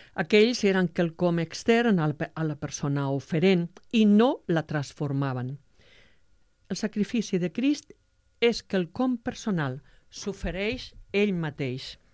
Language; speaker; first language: Catalan; native; Catalan